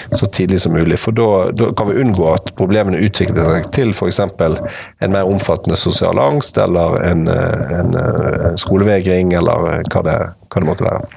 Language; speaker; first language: Norwegian; native; Norwegian